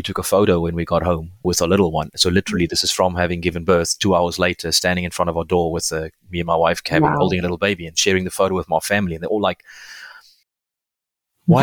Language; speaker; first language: English; non-native, local second language; Afrikaans